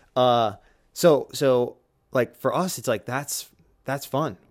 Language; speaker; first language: English; native; English